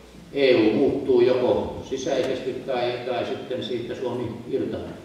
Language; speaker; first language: Finnish; native; Finnish